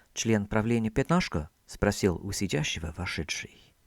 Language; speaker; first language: Russian; non-native, fluent; English